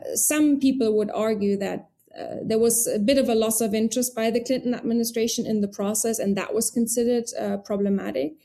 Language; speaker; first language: English; non-native, fluent; German